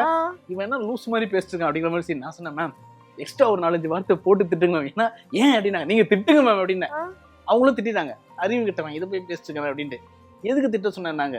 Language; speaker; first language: Tamil; native; Tamil